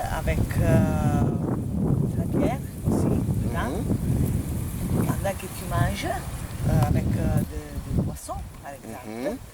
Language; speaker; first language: French; non-native, fluent; Italian